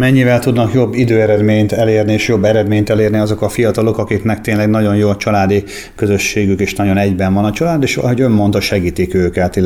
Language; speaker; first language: Hungarian; native; Hungarian